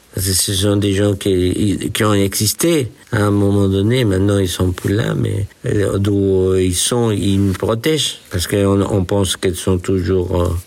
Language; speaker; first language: French; non-native, fluent; Spanish